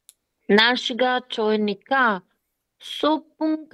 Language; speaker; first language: Korean; non-native, learner; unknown